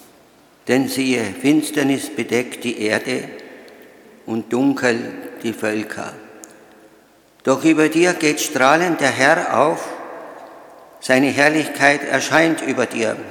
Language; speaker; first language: German; native; German